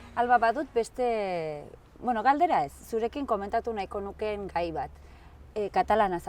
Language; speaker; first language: Basque; native; Basque